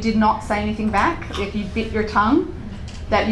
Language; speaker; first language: English; native; English